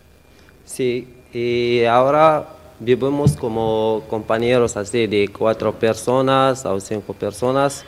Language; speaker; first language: Spanish; non-native, learner; Arabic